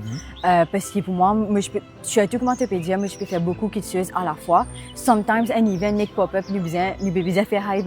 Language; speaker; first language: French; non-native, local second language; Morisyen